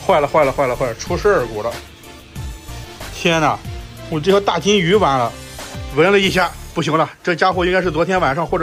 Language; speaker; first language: Chinese; native; Chinese